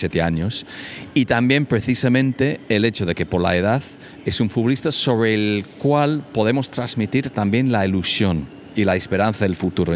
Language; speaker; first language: Spanish; non-native, fluent; English